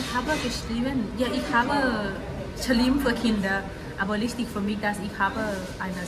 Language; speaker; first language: German; non-native, learner; Thai